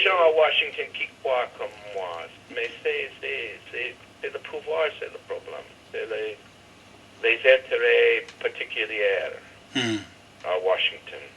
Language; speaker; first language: French; non-native, learner; English